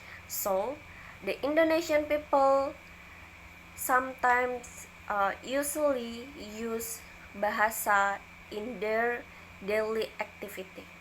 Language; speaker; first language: English; non-native, learner; Indonesian